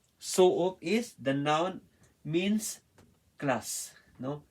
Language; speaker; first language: English; non-native, learner; Filipino